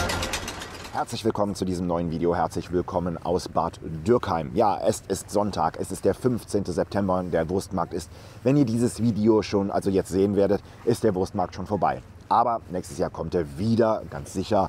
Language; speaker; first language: German; native; German